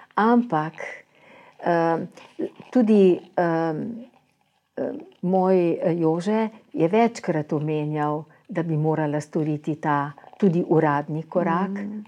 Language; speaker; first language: Slovenian; native; Slovenian